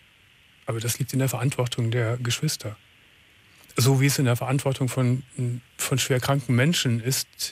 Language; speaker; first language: German; native; German